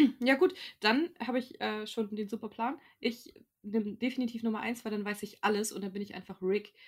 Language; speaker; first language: German; native; German